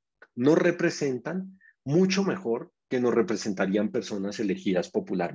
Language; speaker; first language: Spanish; native; Spanish